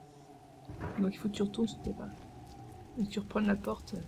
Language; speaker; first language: French; native; French